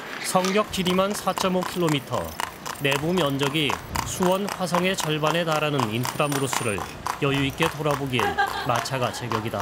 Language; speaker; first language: Korean; native; Korean